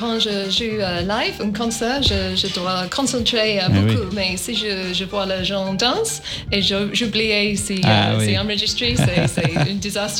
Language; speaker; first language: French; non-native, learner; English